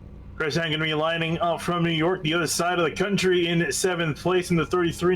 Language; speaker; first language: English; native; English